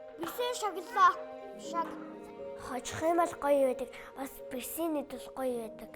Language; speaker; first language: Mongolian; native; Mongolian